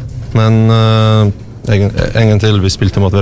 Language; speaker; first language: Norwegian; non-native, learner; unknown